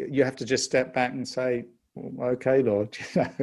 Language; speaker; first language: English; native; English